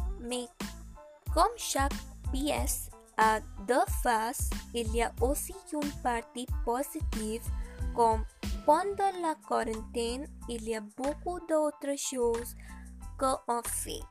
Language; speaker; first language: French; non-native, learner; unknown